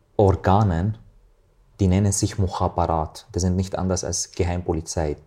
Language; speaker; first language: German; non-native, fluent; Arabic